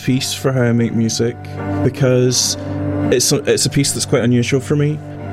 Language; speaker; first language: English; native; English